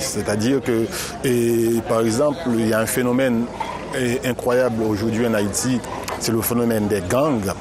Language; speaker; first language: French; non-native, local second language; Haitian Creole